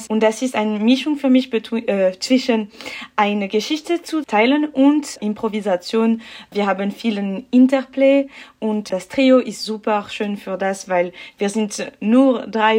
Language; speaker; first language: German; non-native, learner; French